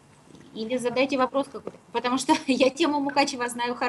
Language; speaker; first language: Russian; native; Russian